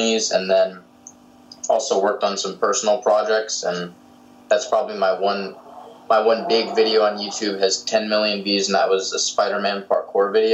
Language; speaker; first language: English; native; English